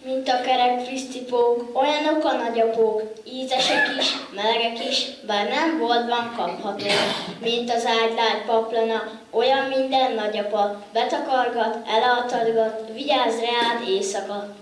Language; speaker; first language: Hungarian; native; Hungarian